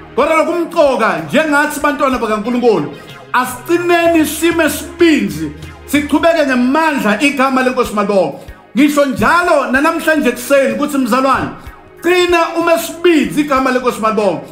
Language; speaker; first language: Zulu; non-native, local second language; Swati